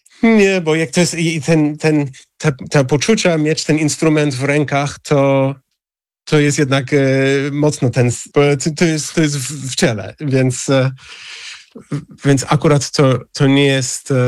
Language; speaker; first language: Polish; non-native, fluent; English